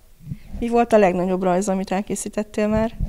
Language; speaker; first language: Hungarian; native; Hungarian